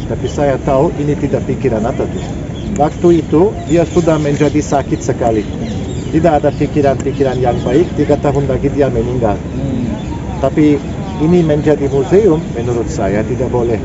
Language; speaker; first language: Indonesian; non-native, learner; Turkish